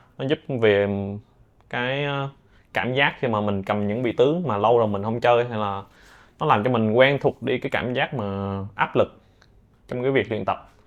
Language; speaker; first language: Vietnamese; native; Vietnamese